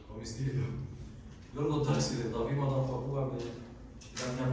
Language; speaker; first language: Greek; early bilingual, other home language; Albanian